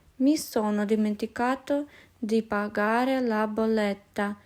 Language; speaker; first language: Italian; non-native, fluent; Ukrainian